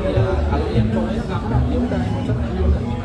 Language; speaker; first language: Indonesian; non-native, learner; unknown